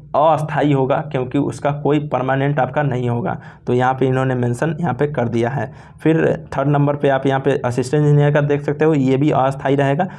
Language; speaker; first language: Hindi; native; Hindi